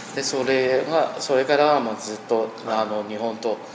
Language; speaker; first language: Japanese; non-native, fluent; Chinese